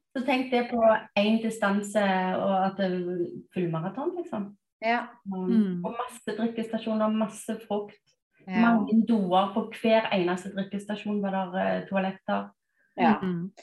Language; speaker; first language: Norwegian; native; Norwegian